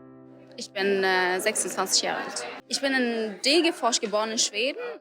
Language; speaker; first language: German; non-native, fluent; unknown